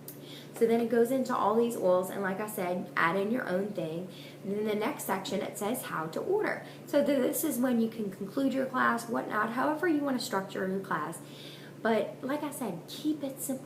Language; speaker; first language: English; native; English